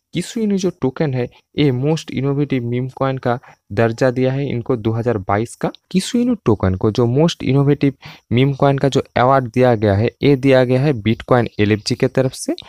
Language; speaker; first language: Hindi; native; Hindi